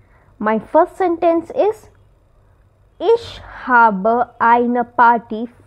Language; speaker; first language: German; non-native, fluent; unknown